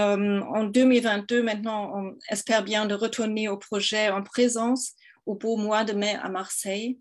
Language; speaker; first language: French; non-native, fluent; German